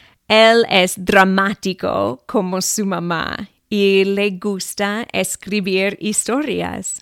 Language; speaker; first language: Spanish; non-native, fluent; English